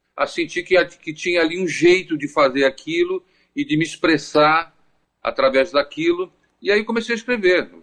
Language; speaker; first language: Portuguese; native; Portuguese